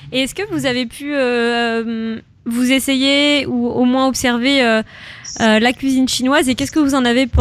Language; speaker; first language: French; native; French